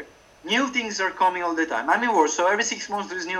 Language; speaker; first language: English; non-native, fluent; Italian